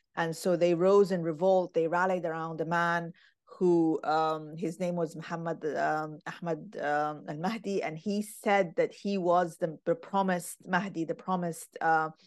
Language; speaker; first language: English; non-native, fluent; Arabic